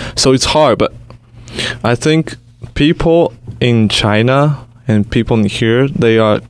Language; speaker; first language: English; non-native, fluent; Chinese